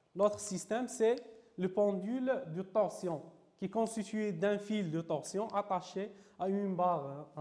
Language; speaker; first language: French; non-native, local second language; Arabic